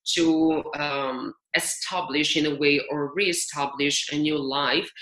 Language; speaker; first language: English; non-native, fluent; Serbian